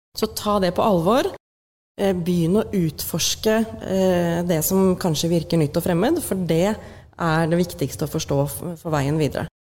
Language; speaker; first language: Norwegian; native; Norwegian